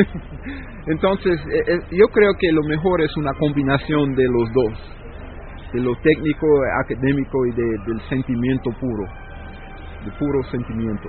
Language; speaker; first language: Spanish; non-native, fluent; English